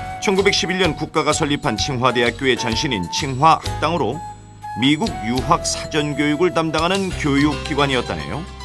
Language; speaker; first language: Korean; native; Korean